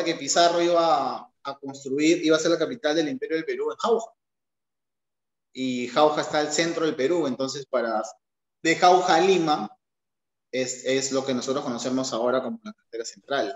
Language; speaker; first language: Spanish; native; Spanish